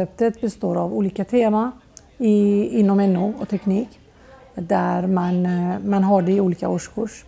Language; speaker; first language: Swedish; non-native, fluent; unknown